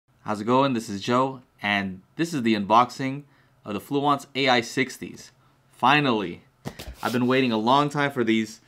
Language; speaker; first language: English; native; English